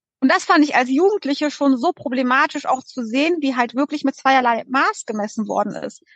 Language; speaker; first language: German; early bilingual, other home language; Polish